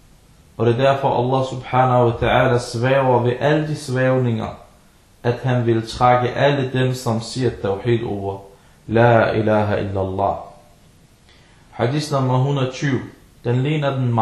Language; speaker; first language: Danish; early bilingual, other home language; Arabic